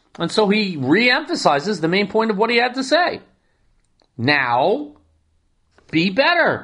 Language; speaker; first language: English; native; English